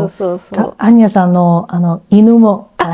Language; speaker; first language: Japanese; non-native, learner; English